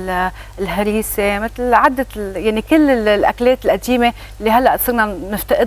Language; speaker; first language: Arabic; native; Arabic